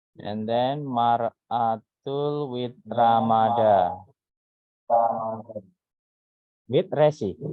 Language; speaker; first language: English; non-native, fluent; Indonesian